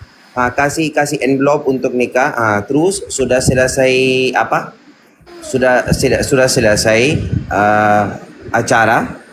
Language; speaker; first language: Indonesian; non-native, learner; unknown